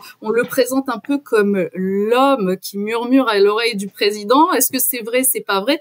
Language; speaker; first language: French; native; French